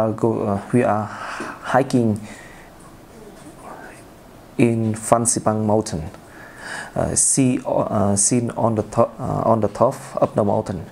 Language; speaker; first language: English; non-native, learner; Vietnamese